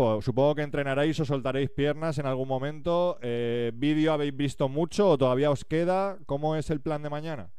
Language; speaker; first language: Spanish; native; Spanish